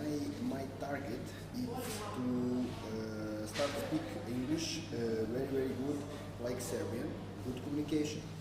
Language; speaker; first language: English; non-native, learner; Serbian